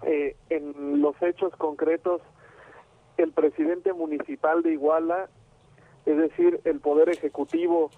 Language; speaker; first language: Spanish; native; Spanish